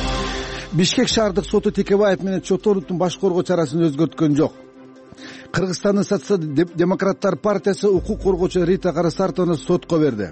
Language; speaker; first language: Kyrgyz; native; Kyrgyz